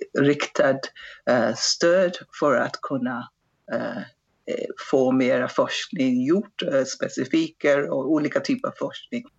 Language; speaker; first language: Swedish; non-native, fluent; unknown